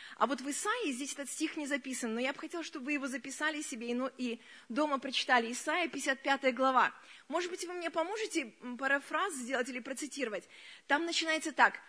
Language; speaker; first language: Russian; early bilingual, other home language; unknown